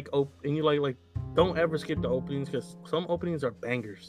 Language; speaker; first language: English; native; English